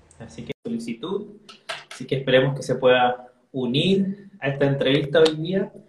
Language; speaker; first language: Spanish; native; Spanish